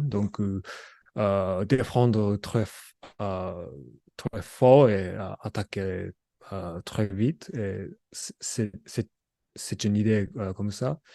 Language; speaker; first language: French; non-native, learner; Japanese